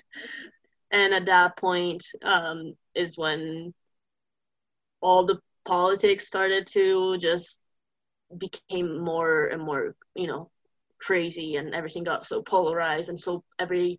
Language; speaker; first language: English; non-native, fluent; Italian